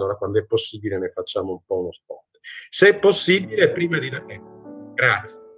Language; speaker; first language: Italian; native; Italian